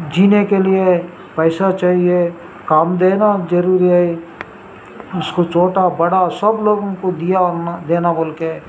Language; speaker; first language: Hindi; non-native, local second language; Telugu